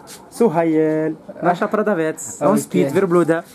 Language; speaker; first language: Russian; non-native, learner; Arabic